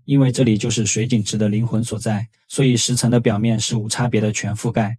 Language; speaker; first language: Chinese; native; Chinese